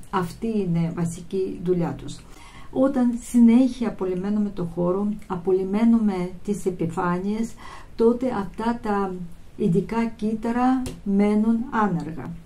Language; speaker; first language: Greek; non-native, fluent; Russian